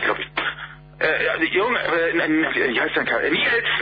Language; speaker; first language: German; native; German